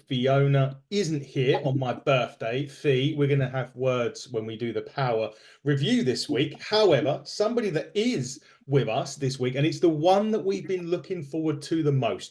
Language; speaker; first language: English; native; English